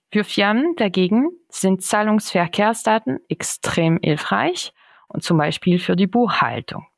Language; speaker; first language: German; non-native, fluent; French